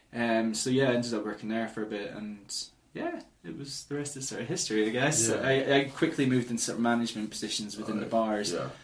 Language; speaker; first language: English; native; English